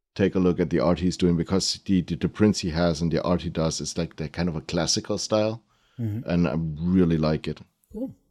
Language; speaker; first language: English; early bilingual, other home language; German